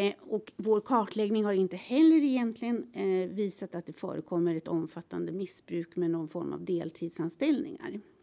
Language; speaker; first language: Swedish; native; Swedish